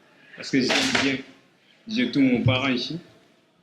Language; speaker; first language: French; non-native, learner; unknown